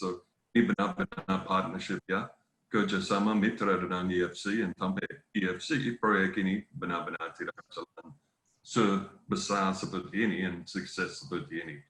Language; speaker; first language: Indonesian; non-native, fluent; English